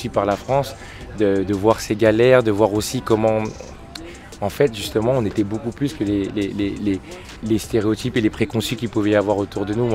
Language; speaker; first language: French; native; French